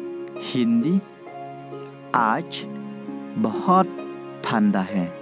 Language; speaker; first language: Hindi; non-native, local second language; Khasi